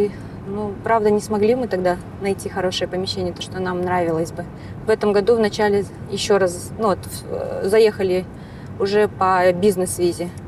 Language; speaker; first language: Russian; native; Russian